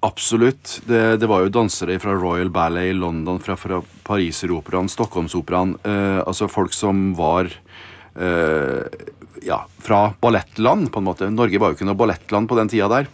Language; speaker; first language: Norwegian; native; Norwegian